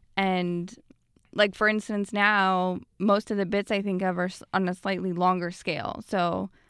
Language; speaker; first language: English; native; English